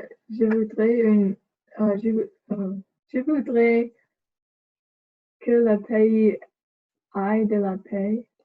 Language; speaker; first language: French; non-native, learner; English